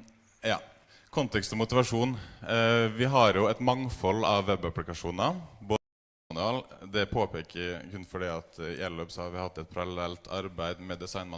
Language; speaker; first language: Norwegian; native; Norwegian